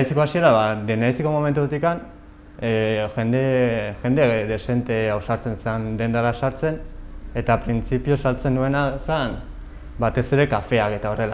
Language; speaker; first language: Basque; non-native, local second language; Spanish